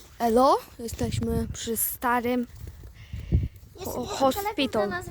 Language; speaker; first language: Polish; native; Polish